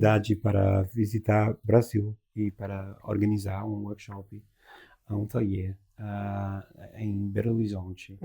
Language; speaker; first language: Portuguese; non-native, learner; English